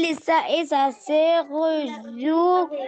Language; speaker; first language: French; non-native, learner; Arabic